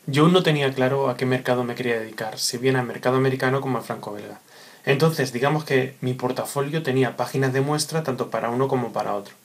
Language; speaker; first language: Spanish; native; Spanish